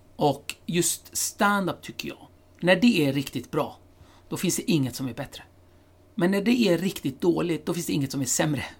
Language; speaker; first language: Swedish; early bilingual, other home language; Kurdish